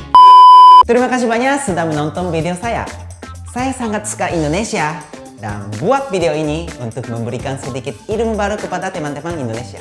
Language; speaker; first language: Indonesian; non-native, fluent; Japanese